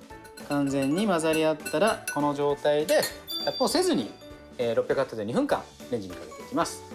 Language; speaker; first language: Japanese; native; Japanese